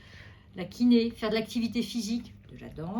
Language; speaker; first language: French; native; French